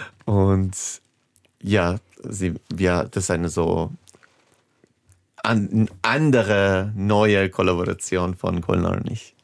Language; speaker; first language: German; non-native, fluent; Persian